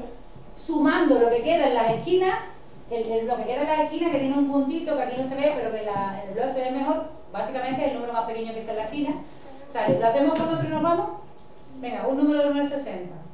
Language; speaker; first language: Spanish; native; Spanish